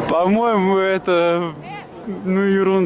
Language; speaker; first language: Russian; native; Russian